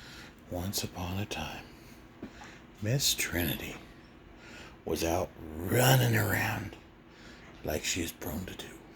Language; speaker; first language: English; native; English